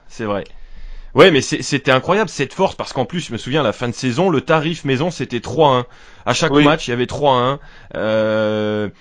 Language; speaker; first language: French; native; French